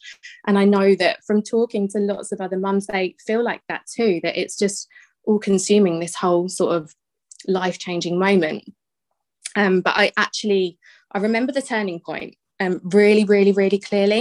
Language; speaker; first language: English; native; English